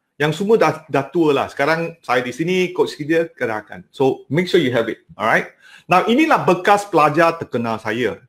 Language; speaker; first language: Malay; non-native, local second language; Cantonese